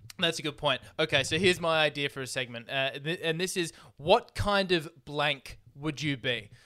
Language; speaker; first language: English; native; English